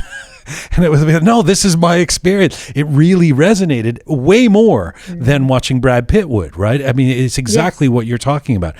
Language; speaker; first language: English; early bilingual, heritage; Persian